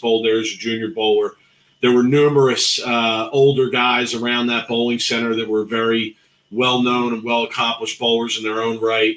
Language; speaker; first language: English; native; English